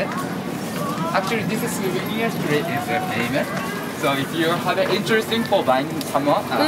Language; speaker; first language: English; non-native, learner; Japanese